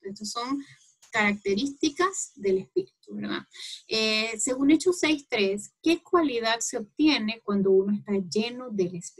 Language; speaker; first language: Spanish; native; Spanish